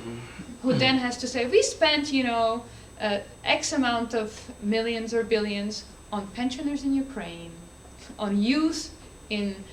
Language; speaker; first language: English; non-native, fluent; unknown